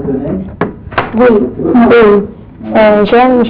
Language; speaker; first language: French; non-native, learner; English